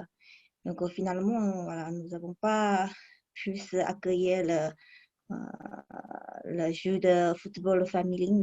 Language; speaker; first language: French; non-native, learner; Chinese